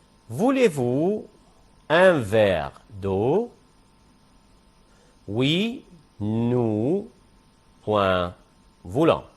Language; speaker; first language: French; non-native, fluent; Arabic